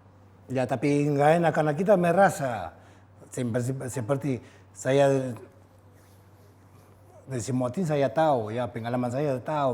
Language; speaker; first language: Indonesian; non-native, fluent; Spanish